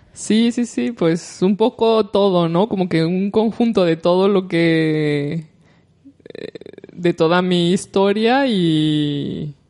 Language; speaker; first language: Spanish; native; Spanish